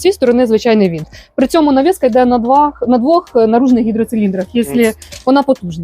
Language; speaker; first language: Ukrainian; native; Ukrainian